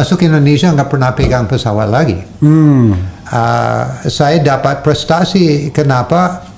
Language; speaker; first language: Indonesian; non-native, learner; English